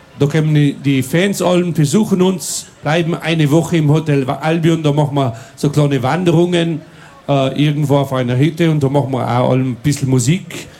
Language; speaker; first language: German; non-native, local second language; Ladin